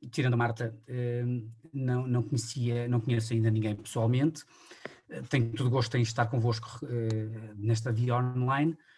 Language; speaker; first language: Portuguese; native; Portuguese